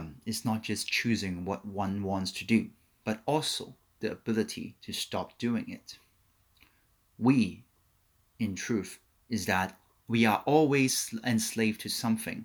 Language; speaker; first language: English; non-native, local second language; Cantonese